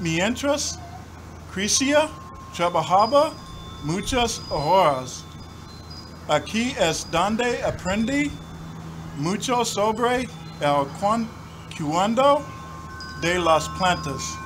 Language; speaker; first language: Spanish; non-native, learner; English